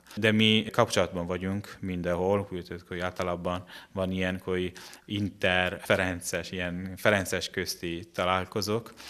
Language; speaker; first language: Hungarian; non-native, fluent; Italian